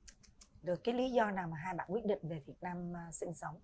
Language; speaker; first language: Vietnamese; native; Vietnamese